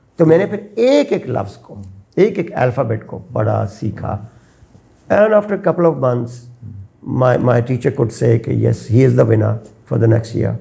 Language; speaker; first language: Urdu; non-native, local second language; Punjabi